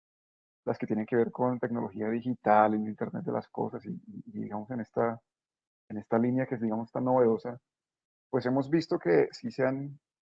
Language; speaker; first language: Spanish; native; Spanish